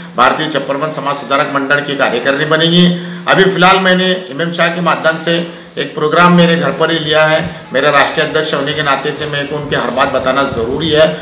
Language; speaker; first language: Hindi; native; Hindi